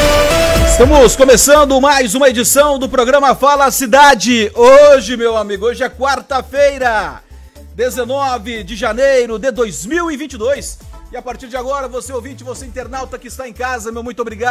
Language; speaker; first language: Portuguese; native; Portuguese